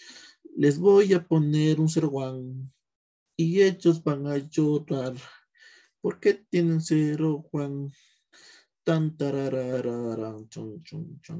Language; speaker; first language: Spanish; native; Spanish